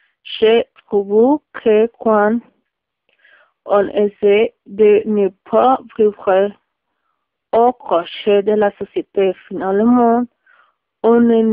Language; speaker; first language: French; non-native, learner; Spanish